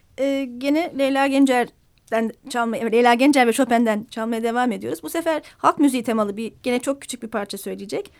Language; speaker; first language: Turkish; native; Turkish